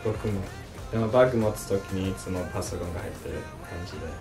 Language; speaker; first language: Japanese; early bilingual, heritage; Japanese